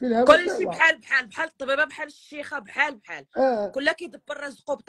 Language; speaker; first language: Arabic; native; Arabic